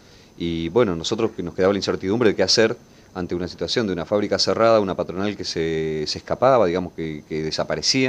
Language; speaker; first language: Spanish; native; Spanish